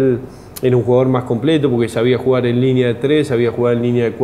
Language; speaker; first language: Spanish; native; Spanish